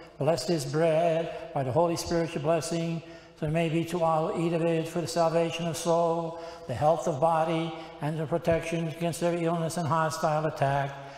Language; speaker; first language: English; native; English